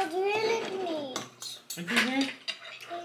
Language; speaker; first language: Dutch; early bilingual, other home language; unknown